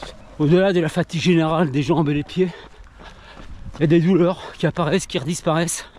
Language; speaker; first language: French; native; French